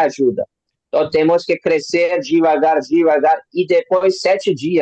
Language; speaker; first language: Portuguese; non-native, learner; Hindi